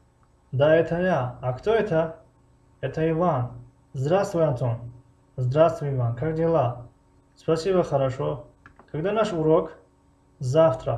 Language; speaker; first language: Russian; non-native, fluent; Tajik